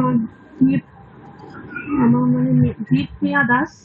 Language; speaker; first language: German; non-native, learner; Bangla